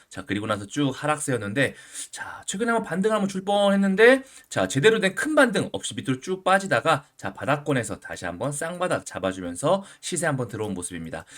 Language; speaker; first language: Korean; native; Korean